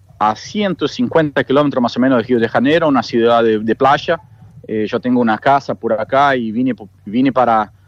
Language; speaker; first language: Spanish; non-native, fluent; Portuguese